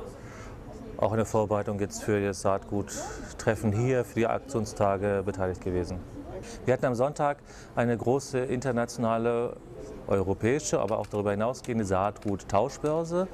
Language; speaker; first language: German; native; German